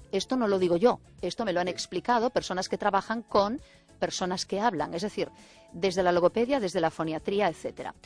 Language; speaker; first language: Spanish; native; Spanish